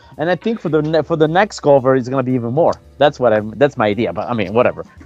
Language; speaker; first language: English; non-native, fluent; Italian